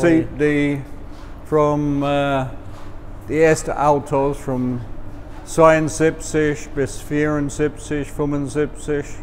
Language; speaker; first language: German; non-native, fluent; English